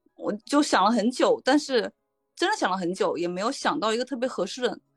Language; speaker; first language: Chinese; native; Chinese